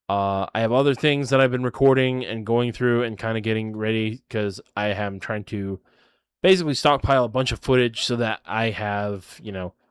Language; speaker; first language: English; native; English